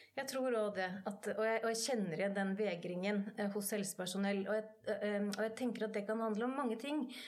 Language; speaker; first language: Norwegian; native; Norwegian